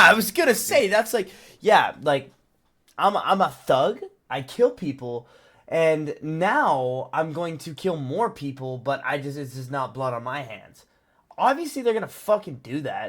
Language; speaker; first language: English; native; English